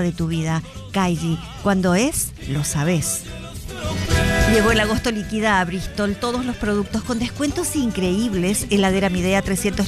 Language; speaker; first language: Spanish; native; Spanish